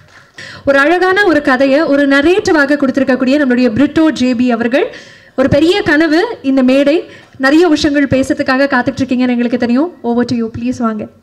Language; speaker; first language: Tamil; native; Tamil